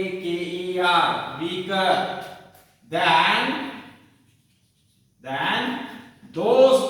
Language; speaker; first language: English; non-native, local second language; Kannada